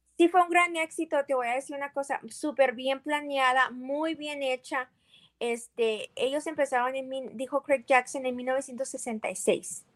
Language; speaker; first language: Spanish; early bilingual, heritage; Spanish